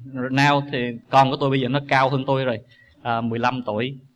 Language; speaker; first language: Vietnamese; native; Vietnamese